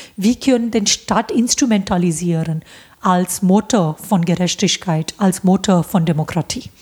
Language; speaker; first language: German; non-native, fluent; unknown